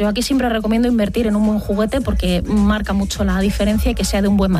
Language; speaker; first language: Spanish; native; Spanish